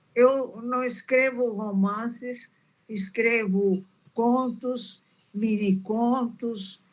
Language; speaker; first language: Portuguese; early bilingual, other home language; Italian